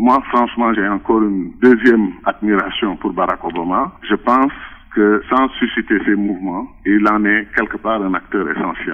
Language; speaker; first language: French; non-native, local second language; Wolof